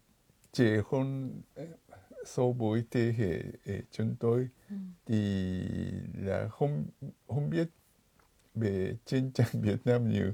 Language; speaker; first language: Vietnamese; non-native, fluent; Japanese